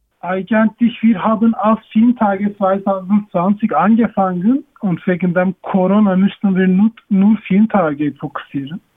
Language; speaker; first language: German; non-native, learner; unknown